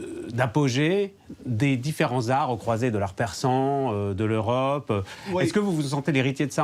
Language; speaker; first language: French; native; French